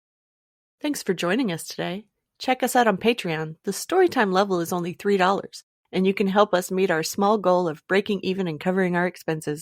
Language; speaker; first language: English; native; English